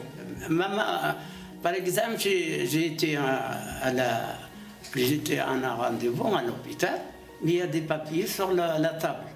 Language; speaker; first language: French; non-native, learner; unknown